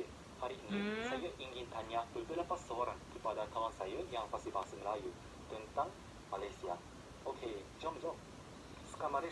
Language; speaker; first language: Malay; non-native, fluent; Japanese